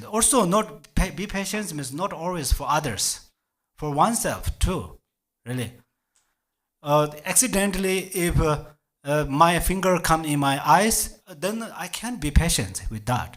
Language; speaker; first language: English; non-native, learner; Tibetan